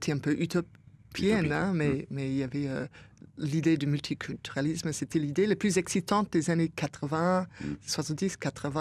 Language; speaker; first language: French; non-native, fluent; English